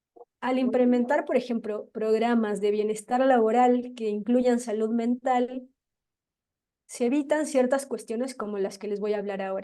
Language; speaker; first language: Spanish; native; Spanish